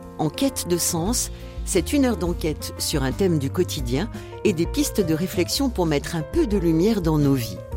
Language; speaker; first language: French; native; French